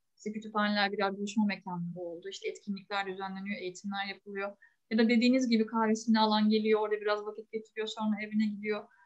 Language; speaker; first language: Turkish; native; Turkish